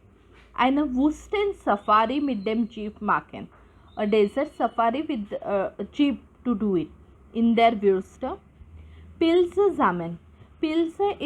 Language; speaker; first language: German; non-native, fluent; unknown